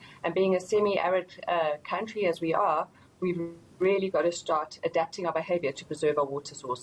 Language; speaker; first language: English; native; English